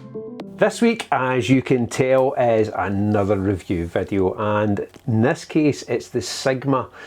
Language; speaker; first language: English; native; English